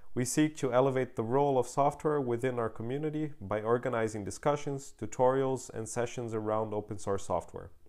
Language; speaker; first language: English; non-native, fluent; Portuguese